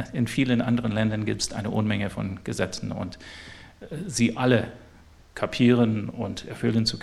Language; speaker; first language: German; non-native, fluent; English